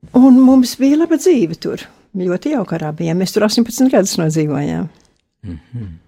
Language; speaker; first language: Latvian; early bilingual, heritage; Latvian